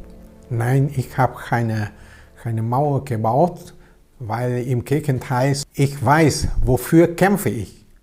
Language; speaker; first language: German; non-native, learner; Vietnamese